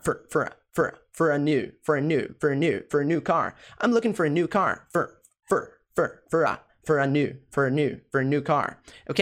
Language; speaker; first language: English; non-native, fluent; Portuguese